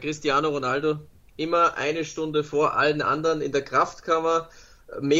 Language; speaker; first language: German; native; German